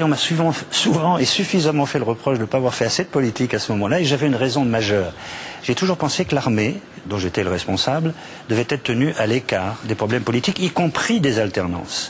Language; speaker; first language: French; native; French